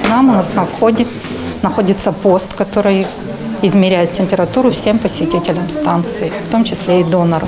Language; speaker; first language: Russian; native; Russian